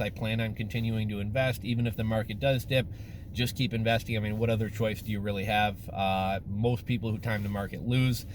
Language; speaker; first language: English; native; English